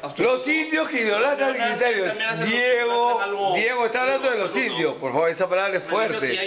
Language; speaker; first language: Spanish; native; Spanish